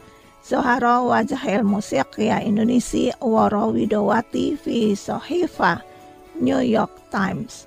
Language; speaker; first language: Arabic; non-native, fluent; Indonesian